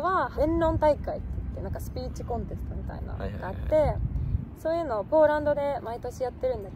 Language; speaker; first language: Japanese; non-native, fluent; Polish